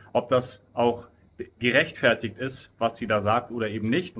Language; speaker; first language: German; native; German